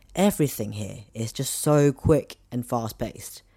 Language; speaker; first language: English; non-native, local second language; Cantonese